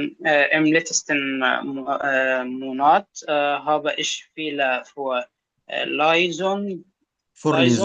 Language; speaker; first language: German; non-native, learner; Arabic